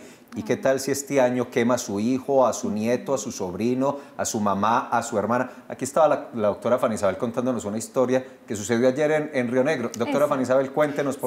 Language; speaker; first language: Spanish; native; Spanish